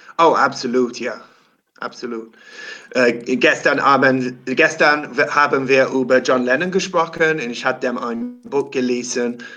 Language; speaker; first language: German; non-native, learner; English